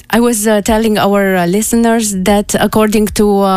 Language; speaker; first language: English; non-native, fluent; Romanian